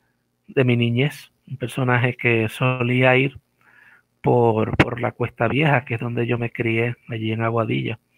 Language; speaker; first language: Spanish; native; Spanish